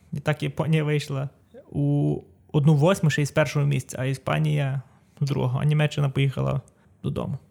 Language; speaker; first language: Ukrainian; native; Ukrainian